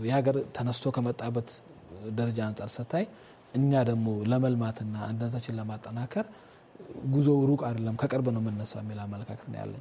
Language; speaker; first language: Amharic; non-native, local second language; Somali